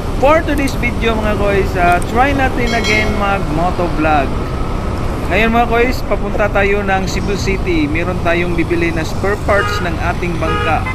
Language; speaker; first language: Filipino; non-native, local second language; Cebuano